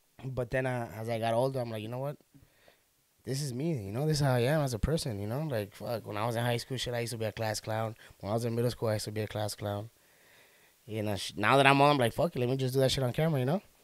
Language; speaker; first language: English; early bilingual, other home language; Spanish